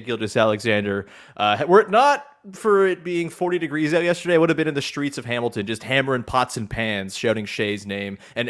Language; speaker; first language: English; native; English